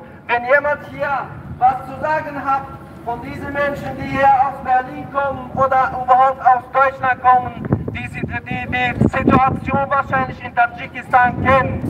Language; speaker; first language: German; non-native, fluent; Tajik